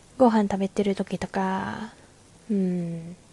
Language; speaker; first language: Japanese; non-native, learner; Chinese